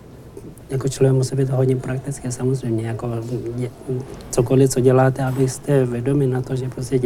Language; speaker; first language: Czech; non-native, learner; Tibetan